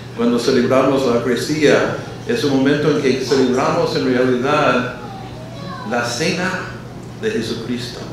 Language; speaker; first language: Spanish; non-native, learner; English